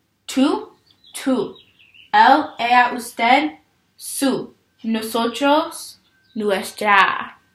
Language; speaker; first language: Spanish; non-native, learner; English